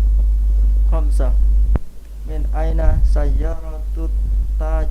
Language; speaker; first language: Arabic; non-native, learner; Indonesian